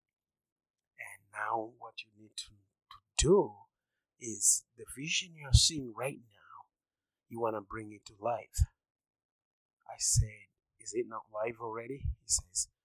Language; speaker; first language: English; non-native, local second language; Shona